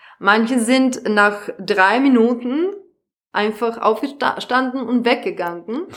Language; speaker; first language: German; non-native, fluent; Serbian